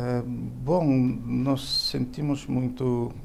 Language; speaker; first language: Portuguese; non-native, fluent; Ukrainian